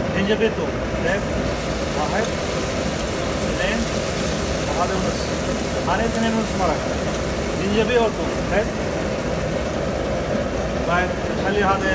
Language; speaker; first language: Arabic; non-native, learner; Urdu